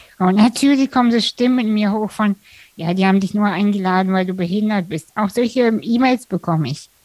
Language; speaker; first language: German; early bilingual, other home language; Russian